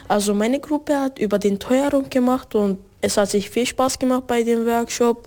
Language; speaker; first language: German; early bilingual, other home language; Turkish